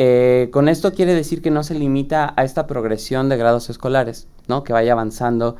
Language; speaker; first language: Spanish; native; Spanish